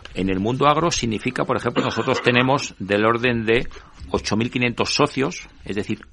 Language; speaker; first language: Spanish; native; Spanish